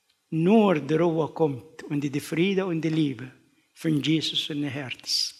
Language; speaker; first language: German; non-native, learner; Arabic